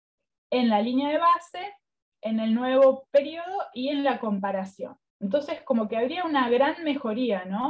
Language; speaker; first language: Spanish; native; Spanish